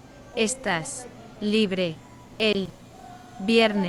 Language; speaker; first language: Spanish; non-native, learner; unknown